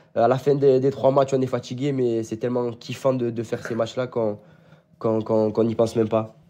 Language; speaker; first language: French; native; French